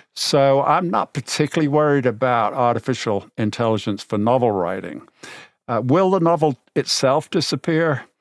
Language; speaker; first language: English; native; English